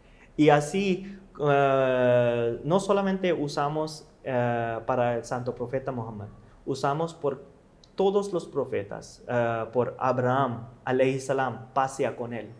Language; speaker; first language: Spanish; non-native, learner; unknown